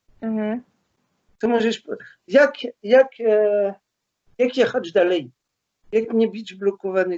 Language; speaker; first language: Polish; non-native, learner; French